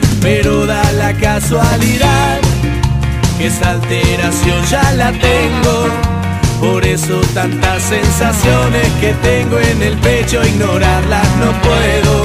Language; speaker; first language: Spanish; native; Spanish